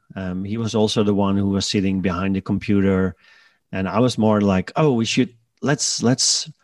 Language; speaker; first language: English; non-native, fluent; Dutch